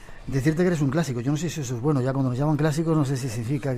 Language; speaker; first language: Spanish; native; Spanish